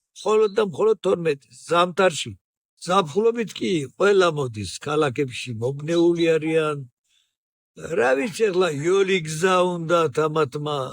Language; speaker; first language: Georgian; non-native, local second language; Svan